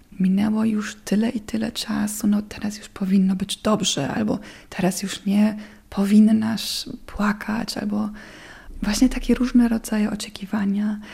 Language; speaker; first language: Polish; non-native, fluent; German